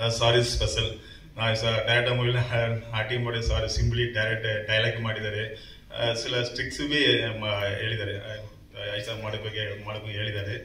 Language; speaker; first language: Kannada; non-native, learner; Tamil